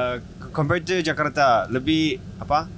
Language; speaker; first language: Indonesian; non-native, fluent; Japanese